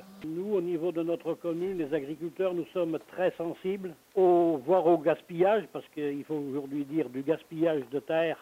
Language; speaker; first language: French; native; French